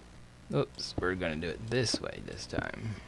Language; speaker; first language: English; native; English